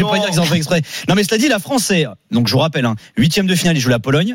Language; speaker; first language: French; native; French